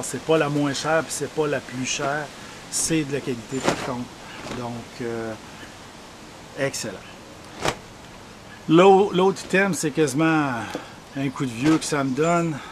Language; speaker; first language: French; native; French